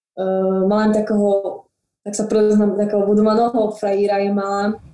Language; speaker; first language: Slovak; non-native, local second language; Rusyn